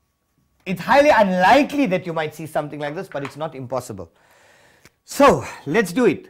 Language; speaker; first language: English; native; English